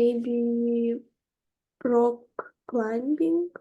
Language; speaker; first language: English; non-native, learner; Russian